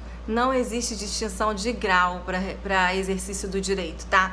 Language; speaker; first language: Portuguese; native; Portuguese